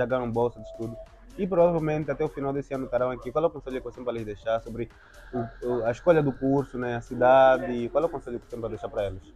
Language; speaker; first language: Portuguese; native; Portuguese